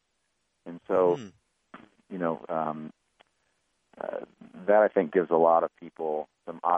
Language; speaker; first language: English; native; English